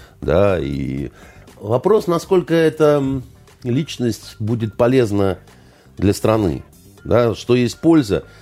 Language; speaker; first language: Russian; native; Russian